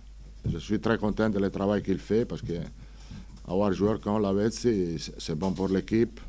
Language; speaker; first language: French; non-native, fluent; Italian